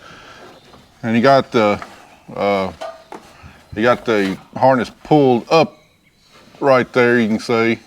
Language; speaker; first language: English; native; English